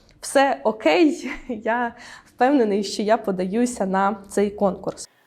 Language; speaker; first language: Ukrainian; native; Ukrainian